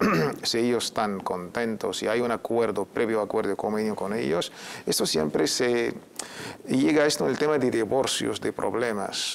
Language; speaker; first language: Spanish; native; Spanish